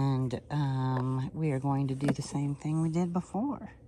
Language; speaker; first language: English; native; English